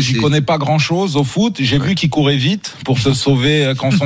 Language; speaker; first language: French; non-native, local second language; Arabic